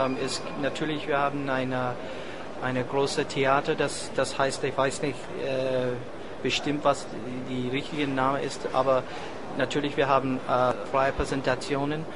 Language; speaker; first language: German; non-native, learner; English